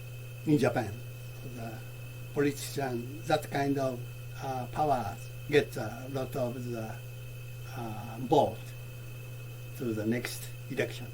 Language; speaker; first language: English; non-native, learner; Japanese